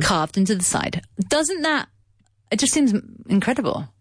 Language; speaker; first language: English; native; English